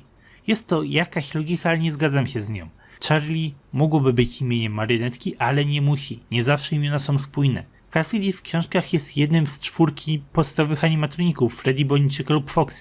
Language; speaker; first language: Polish; native; Polish